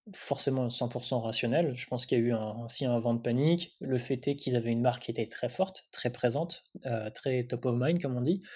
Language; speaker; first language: French; native; French